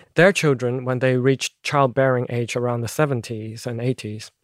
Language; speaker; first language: English; non-native, local second language; Cantonese